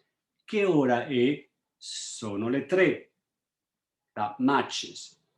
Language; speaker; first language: Italian; non-native, fluent; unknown